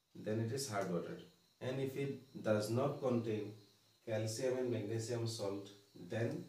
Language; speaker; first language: English; non-native, local second language; Assamese